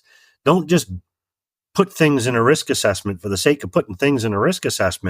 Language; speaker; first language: English; native; English